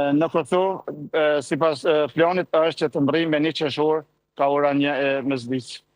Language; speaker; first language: Albanian; early bilingual, heritage; Albanian